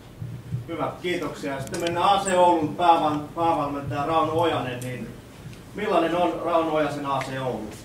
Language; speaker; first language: Finnish; native; Finnish